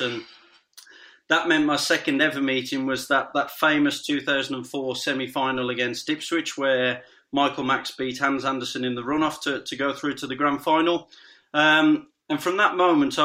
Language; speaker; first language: English; native; English